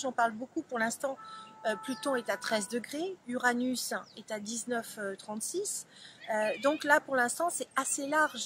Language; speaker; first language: French; native; French